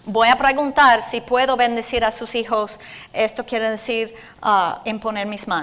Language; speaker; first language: Spanish; non-native, fluent; English